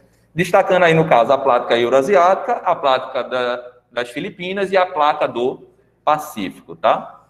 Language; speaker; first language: Portuguese; native; Portuguese